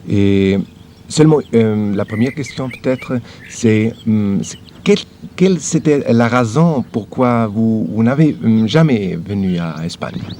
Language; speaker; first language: French; non-native, learner; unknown